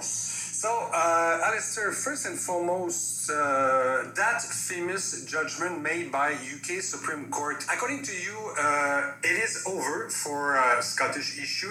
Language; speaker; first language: English; non-native, fluent; French